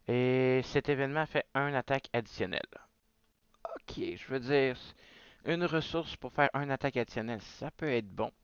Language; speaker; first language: French; native; French